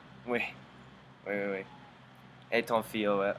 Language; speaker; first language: French; non-native, learner; English